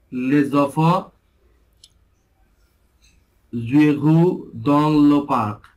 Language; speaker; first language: French; non-native, learner; Bangla